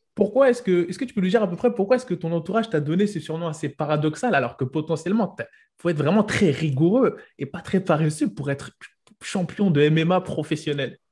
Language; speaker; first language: French; native; French